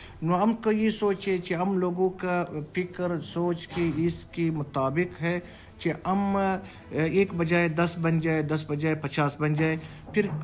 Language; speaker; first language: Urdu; non-native, local second language; Pashto